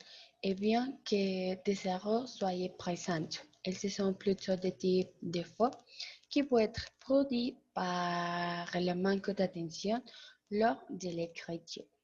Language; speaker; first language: French; non-native, learner; Spanish